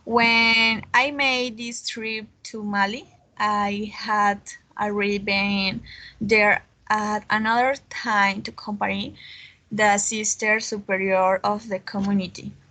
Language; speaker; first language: English; non-native, learner; Spanish